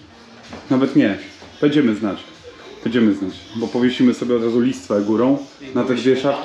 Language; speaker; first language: Polish; native; Polish